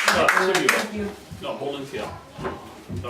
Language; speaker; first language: Japanese; non-native, learner; English